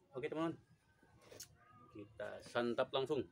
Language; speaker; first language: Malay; non-native, local second language; Sundanese